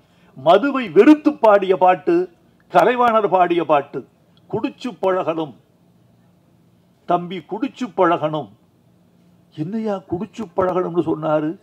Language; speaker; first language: Tamil; native; Tamil